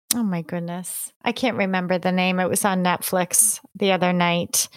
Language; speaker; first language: English; native; English